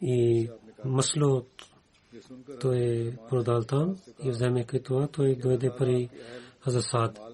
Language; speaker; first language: Bulgarian; non-native, learner; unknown